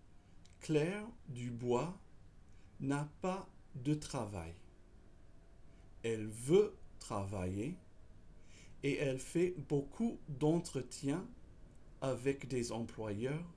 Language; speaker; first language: French; non-native, fluent; English